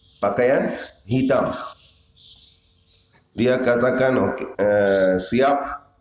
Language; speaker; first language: Indonesian; non-native, learner; Urdu